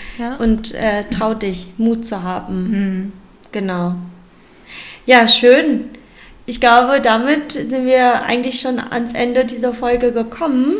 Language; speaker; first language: German; early bilingual, other home language; Vietnamese